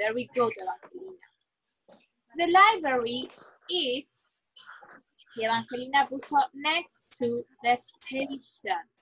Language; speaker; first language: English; non-native, fluent; Spanish